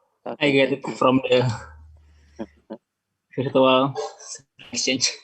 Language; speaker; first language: English; non-native, learner; Indonesian